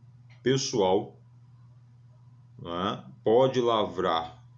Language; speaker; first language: Portuguese; native; Portuguese